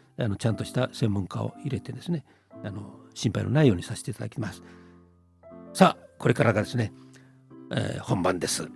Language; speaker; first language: Japanese; native; Japanese